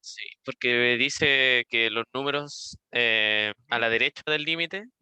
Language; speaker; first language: Spanish; native; Spanish